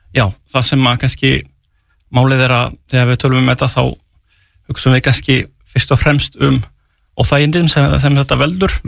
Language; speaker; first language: Icelandic; non-native, fluent; French